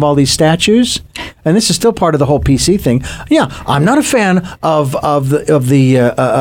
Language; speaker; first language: English; native; English